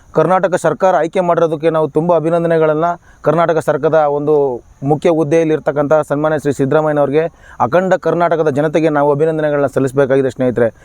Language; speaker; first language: Kannada; native; Kannada